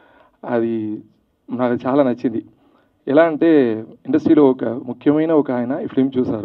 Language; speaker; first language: Telugu; early bilingual, heritage; Telugu